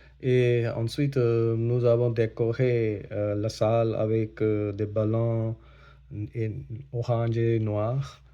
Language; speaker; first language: French; non-native, learner; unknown